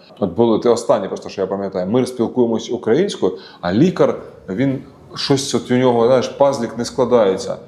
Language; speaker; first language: Ukrainian; non-native, local second language; Russian